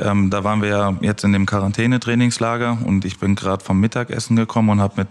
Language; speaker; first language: German; native; German